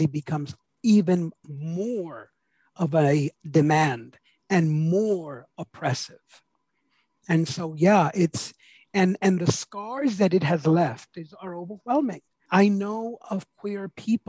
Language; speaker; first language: English; native; English